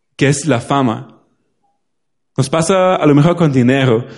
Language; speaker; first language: Spanish; non-native, fluent; German